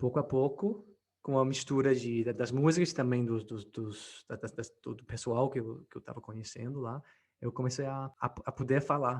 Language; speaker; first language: Portuguese; non-native, fluent; English